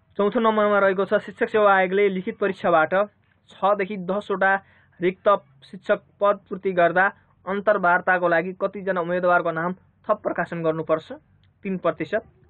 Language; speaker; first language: Nepali; native; Nepali